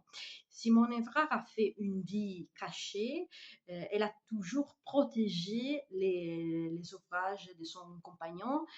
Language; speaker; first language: French; non-native, fluent; Italian